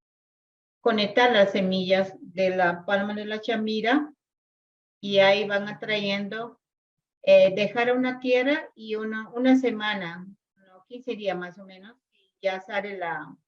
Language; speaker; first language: Spanish; non-native, local second language; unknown